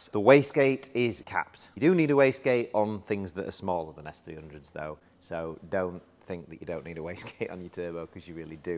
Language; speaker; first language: English; native; English